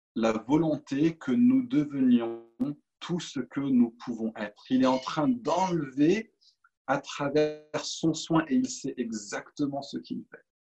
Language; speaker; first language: French; native; French